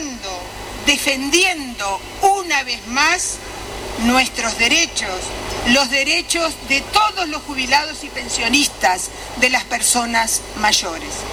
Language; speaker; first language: Spanish; native; Spanish